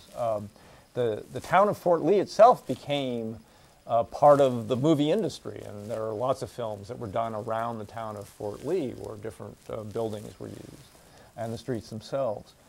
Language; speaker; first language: English; native; English